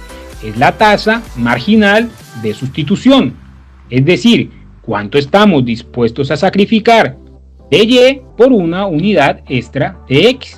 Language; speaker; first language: Spanish; native; Spanish